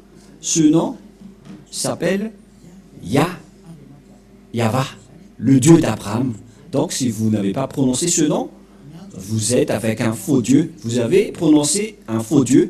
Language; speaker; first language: French; non-native, local second language; Malagasy